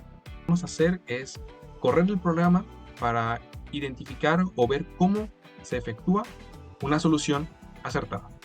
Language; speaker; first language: Spanish; native; Spanish